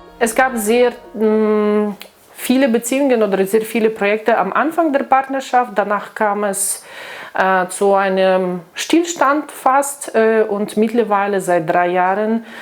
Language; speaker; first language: German; non-native, fluent; Ukrainian